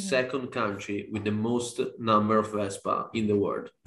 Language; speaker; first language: English; non-native, fluent; Italian